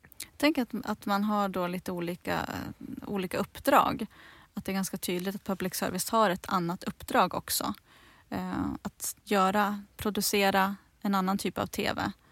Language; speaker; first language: Swedish; native; Swedish